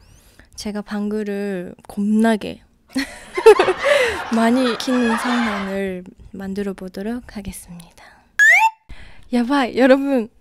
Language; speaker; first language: Korean; non-native, fluent; Japanese